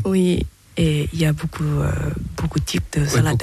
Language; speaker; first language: French; non-native, learner; Thai